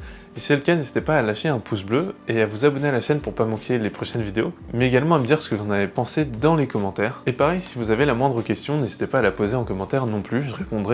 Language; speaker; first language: French; native; French